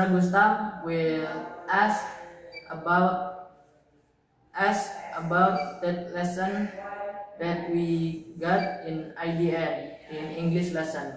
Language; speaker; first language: English; non-native, learner; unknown